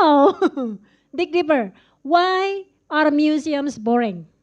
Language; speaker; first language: English; non-native, fluent; Indonesian